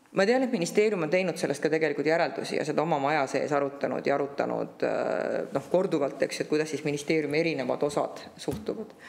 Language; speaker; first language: Estonian; native; Estonian